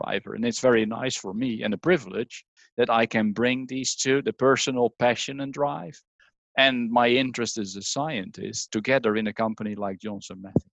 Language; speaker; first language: English; non-native, fluent; Dutch